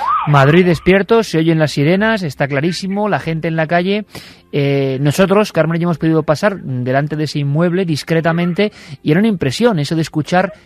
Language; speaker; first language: Spanish; native; Spanish